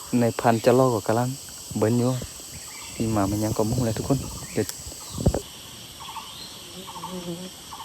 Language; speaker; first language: Thai; non-native, local second language; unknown